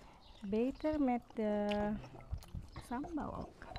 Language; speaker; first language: Dutch; non-native, local second language; Indonesian